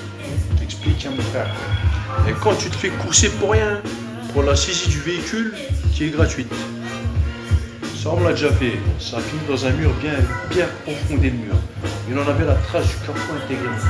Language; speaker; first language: French; native; French